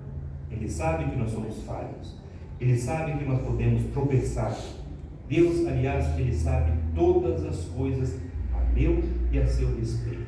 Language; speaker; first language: Portuguese; native; Portuguese